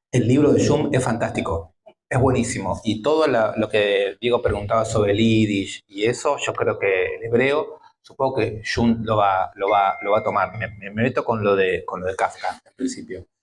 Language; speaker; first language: Spanish; native; Spanish